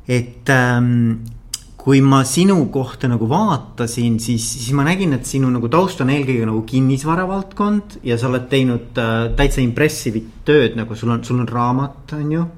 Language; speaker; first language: Estonian; native; Estonian